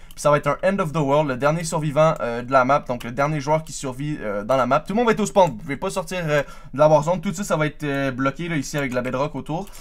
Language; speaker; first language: French; native; French